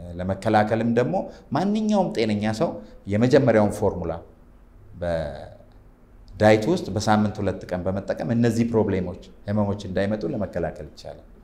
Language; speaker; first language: Amharic; native; Amharic